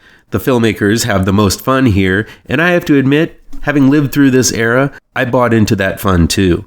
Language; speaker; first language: English; native; English